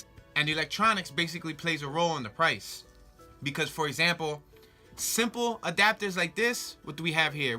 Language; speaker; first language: English; native; English